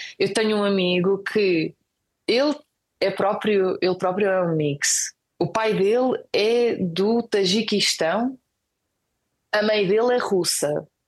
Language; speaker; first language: Portuguese; early bilingual, other home language; Ukrainian